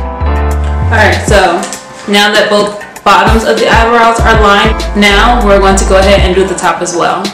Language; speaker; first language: English; native; English